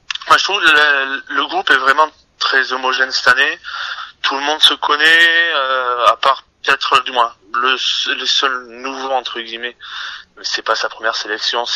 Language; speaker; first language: French; native; French